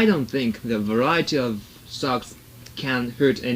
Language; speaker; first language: English; non-native, learner; Japanese